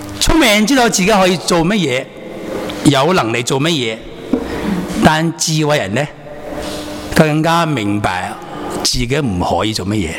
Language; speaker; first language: Chinese; non-native, local second language; Cantonese